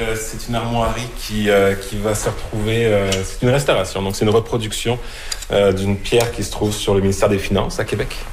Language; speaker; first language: French; native; French